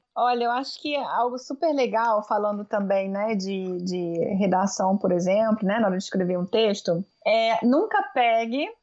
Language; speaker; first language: Portuguese; native; Portuguese